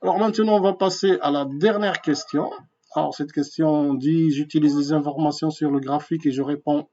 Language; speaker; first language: French; non-native, local second language; Arabic